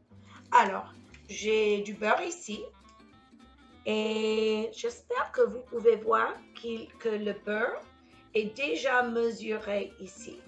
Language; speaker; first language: French; non-native, fluent; English